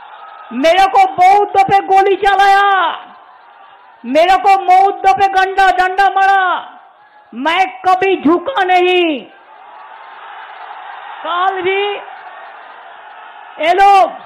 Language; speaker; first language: Hindi; non-native, local second language; Bangla